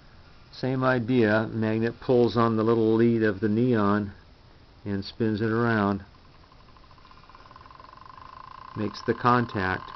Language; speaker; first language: English; native; English